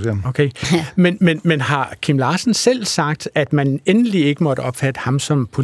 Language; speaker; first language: Danish; native; Danish